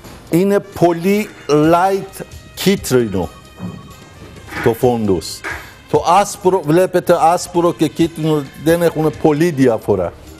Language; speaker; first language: Greek; non-native, learner; Persian